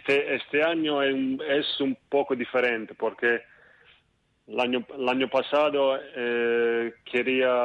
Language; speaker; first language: Spanish; non-native, fluent; Italian